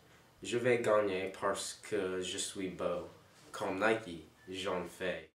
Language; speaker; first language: French; non-native, learner; English